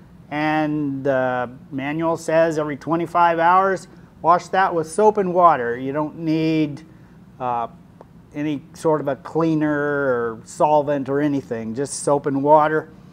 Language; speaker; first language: English; native; English